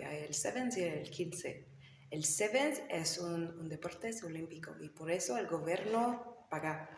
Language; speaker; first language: Spanish; non-native, learner; English